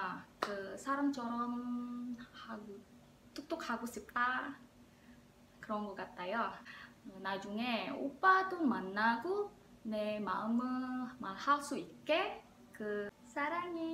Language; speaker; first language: Korean; non-native, learner; Indonesian